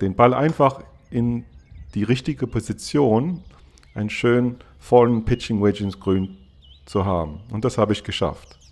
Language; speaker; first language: German; non-native, fluent; English